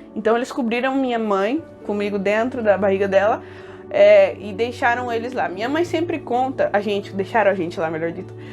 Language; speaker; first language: Portuguese; early bilingual, heritage; Portuguese